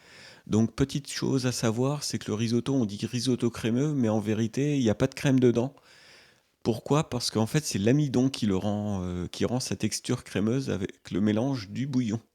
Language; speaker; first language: French; native; French